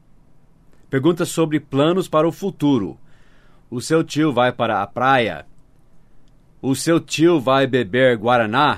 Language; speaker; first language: Portuguese; non-native, fluent; English